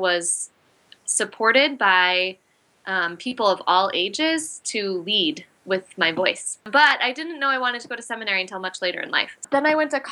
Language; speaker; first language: English; native; English